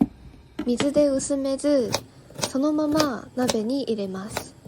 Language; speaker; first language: Japanese; native; Japanese